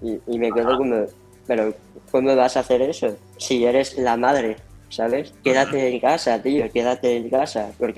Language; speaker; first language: Spanish; early bilingual, heritage; Spanish